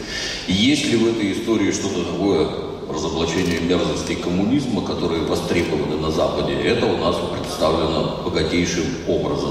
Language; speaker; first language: Russian; native; Russian